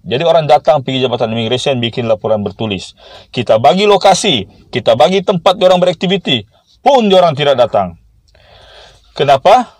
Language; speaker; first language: Malay; native; Malay